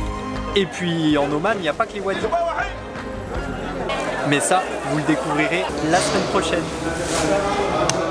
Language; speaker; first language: French; native; French